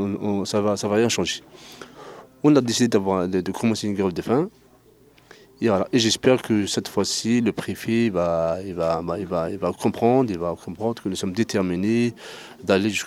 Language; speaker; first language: French; non-native, fluent; Arabic